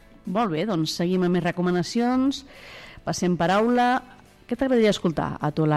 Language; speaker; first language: Catalan; native; Catalan